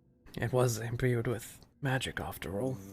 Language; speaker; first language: English; native; English